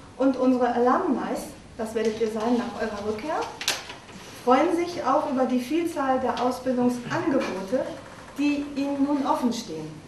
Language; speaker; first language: German; native; German